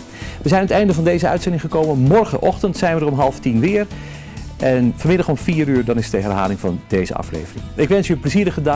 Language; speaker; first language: Dutch; native; Dutch